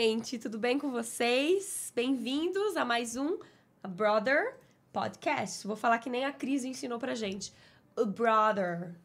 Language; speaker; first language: Portuguese; native; Portuguese